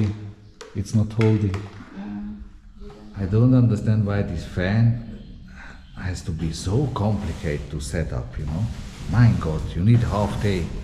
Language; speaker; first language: English; non-native, fluent; Italian